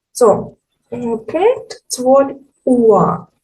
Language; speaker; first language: German; non-native, fluent; Ukrainian